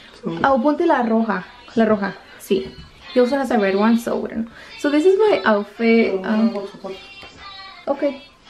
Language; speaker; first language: English; early bilingual, other home language; Spanish